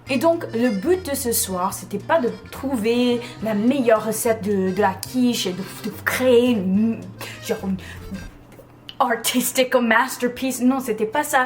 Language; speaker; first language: French; non-native, fluent; English